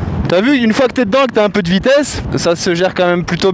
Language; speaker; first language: French; native; French